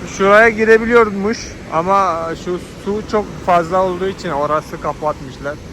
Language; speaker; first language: Turkish; non-native, fluent; Malayalam